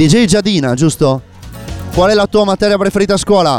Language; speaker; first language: Italian; native; Italian